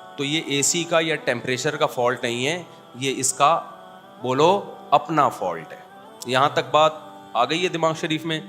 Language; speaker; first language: Urdu; native; Urdu